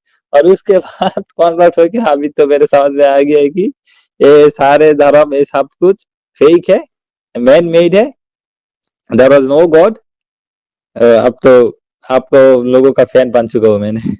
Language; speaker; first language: Hindi; non-native, learner; Bangla